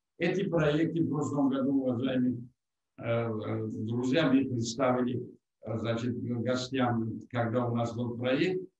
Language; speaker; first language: Russian; non-native, local second language; Tajik